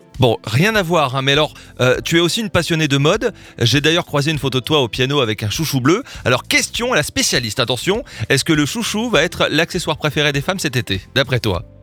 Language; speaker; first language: French; native; French